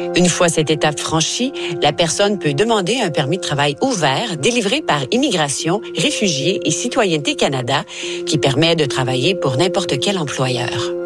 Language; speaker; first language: French; native; French